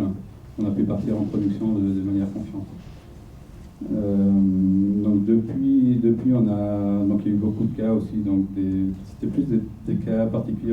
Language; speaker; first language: French; native; French